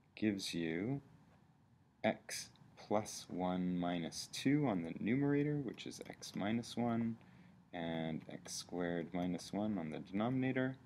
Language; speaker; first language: English; native; English